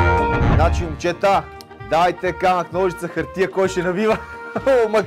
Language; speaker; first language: Bulgarian; native; Bulgarian